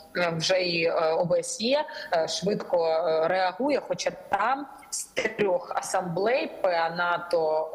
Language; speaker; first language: Ukrainian; native; Ukrainian